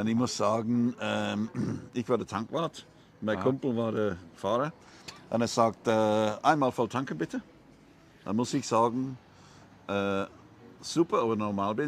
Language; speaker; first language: German; non-native, learner; English